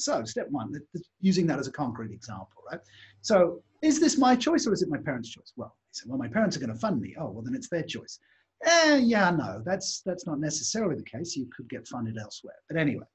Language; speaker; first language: English; native; English